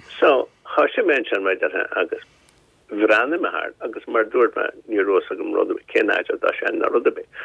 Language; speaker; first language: Irish; non-native, local second language; English